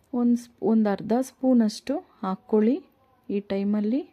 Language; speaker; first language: Kannada; native; Kannada